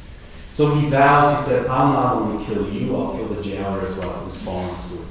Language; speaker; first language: English; native; English